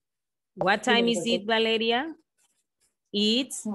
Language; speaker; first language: English; non-native, fluent; Spanish